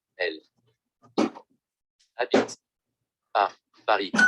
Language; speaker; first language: French; non-native, learner; Vietnamese